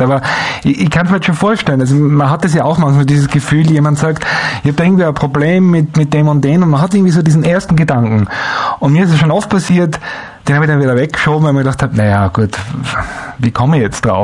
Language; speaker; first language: German; native; German